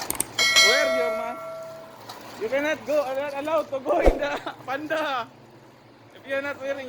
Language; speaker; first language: English; non-native, local second language; Filipino